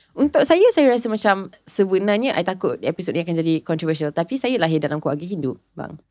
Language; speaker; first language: Malay; non-native, local second language; English